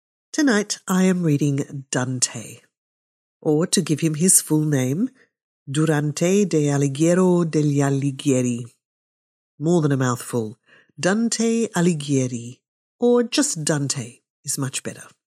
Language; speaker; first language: English; native; English